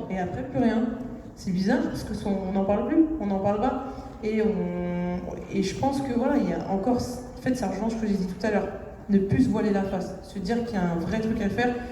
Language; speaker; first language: French; native; French